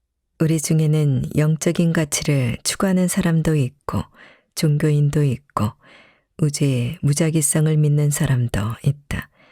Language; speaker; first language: Korean; native; Korean